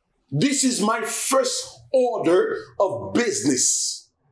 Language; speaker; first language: English; non-native, fluent; Haitian Creole